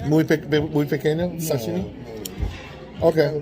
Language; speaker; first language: Spanish; non-native, learner; English